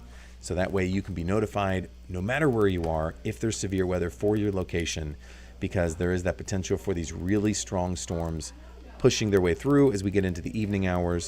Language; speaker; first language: English; native; English